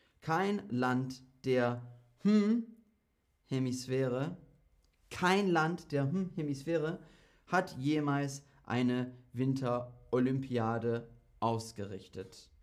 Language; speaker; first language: German; non-native, fluent; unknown